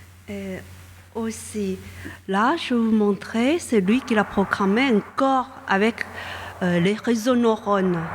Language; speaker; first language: French; non-native, fluent; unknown